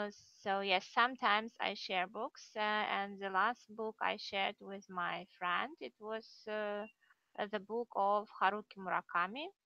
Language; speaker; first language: English; non-native, fluent; Russian